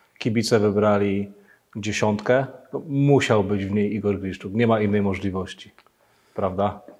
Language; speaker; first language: Polish; native; Polish